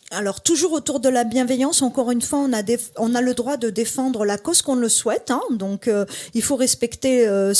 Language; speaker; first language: French; native; French